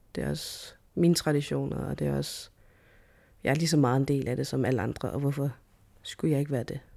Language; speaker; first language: Danish; native; Danish